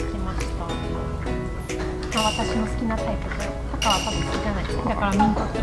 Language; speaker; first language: Japanese; non-native, fluent; German